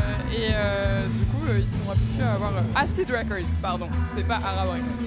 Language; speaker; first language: French; native; French